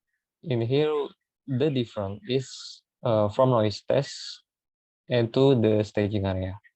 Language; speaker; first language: English; non-native, learner; Indonesian